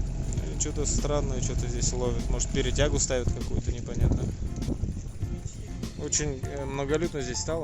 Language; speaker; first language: Russian; native; Russian